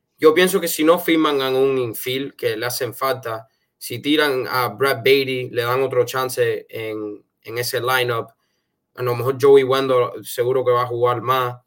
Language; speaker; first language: Spanish; early bilingual, heritage; Spanish